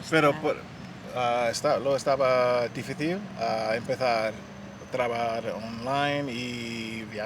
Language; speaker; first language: Spanish; non-native, learner; English